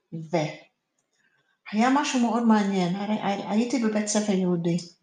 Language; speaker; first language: Hebrew; non-native, fluent; English